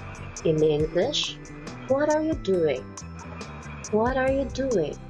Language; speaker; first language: English; non-native, local second language; Cebuano